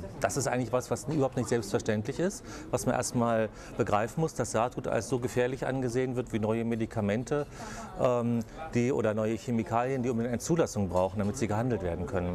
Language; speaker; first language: German; native; German